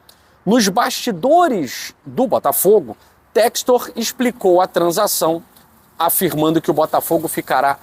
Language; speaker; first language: Portuguese; native; Portuguese